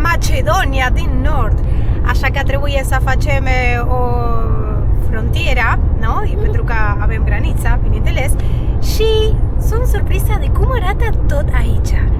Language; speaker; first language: Romanian; non-native, learner; Spanish